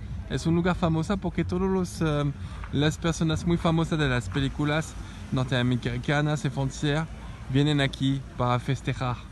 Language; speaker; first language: Spanish; non-native, learner; French